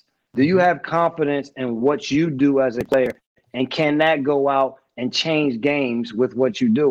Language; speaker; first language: English; native; English